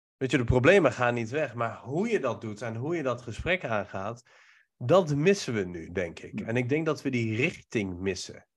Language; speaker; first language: Dutch; early bilingual, other home language; Persian